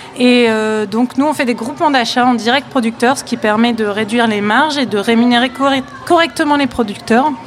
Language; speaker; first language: French; native; French